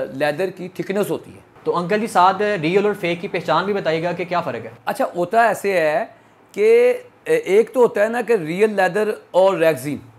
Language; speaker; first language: Urdu; non-native, local second language; Punjabi